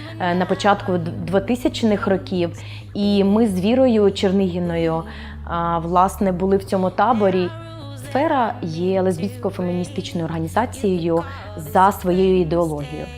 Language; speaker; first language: Ukrainian; native; Ukrainian